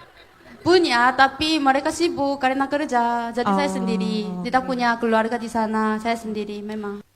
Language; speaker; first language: Indonesian; non-native, fluent; Korean